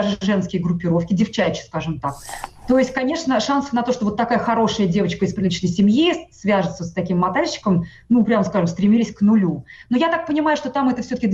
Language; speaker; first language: Russian; non-native, local second language; Tatar